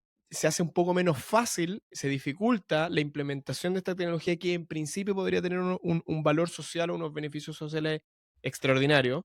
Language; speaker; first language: Spanish; native; Spanish